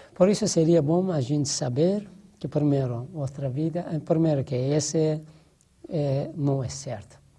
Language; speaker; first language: Portuguese; non-native, fluent; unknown